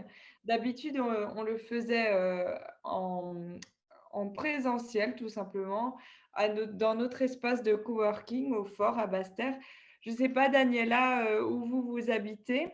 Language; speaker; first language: French; native; French